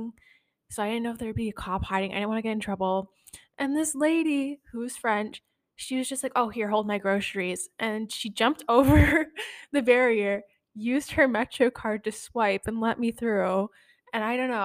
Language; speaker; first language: English; native; English